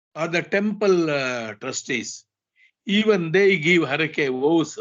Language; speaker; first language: English; non-native, local second language; Kannada